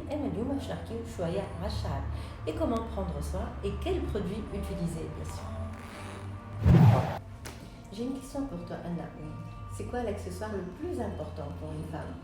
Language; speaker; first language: French; non-native, local second language; Arabic